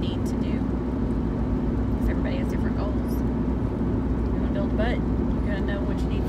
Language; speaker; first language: English; native; English